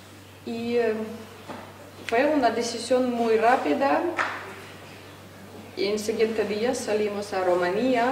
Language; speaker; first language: Spanish; non-native, fluent; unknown